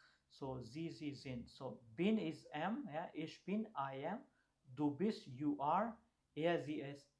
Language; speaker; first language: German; non-native, fluent; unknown